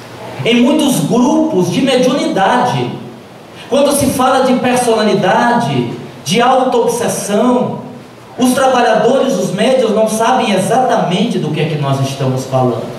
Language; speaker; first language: Portuguese; native; Portuguese